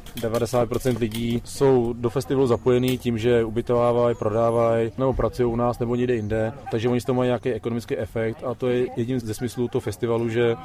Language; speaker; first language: Czech; native; Czech